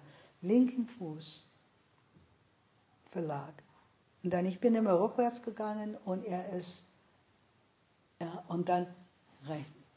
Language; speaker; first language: German; non-native, fluent; English